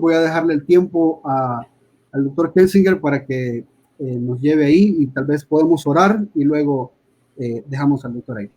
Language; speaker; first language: Spanish; native; Spanish